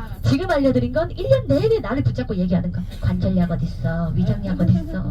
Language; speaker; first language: Korean; native; Korean